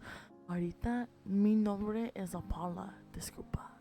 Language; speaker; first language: Spanish; early bilingual, heritage; English